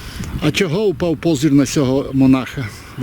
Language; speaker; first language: Ukrainian; native; Ukrainian